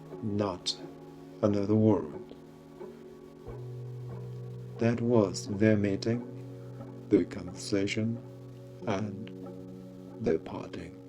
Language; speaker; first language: English; non-native, fluent; Japanese